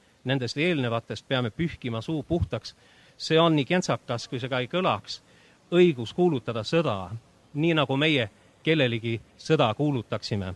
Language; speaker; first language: Estonian; early bilingual, heritage; Estonian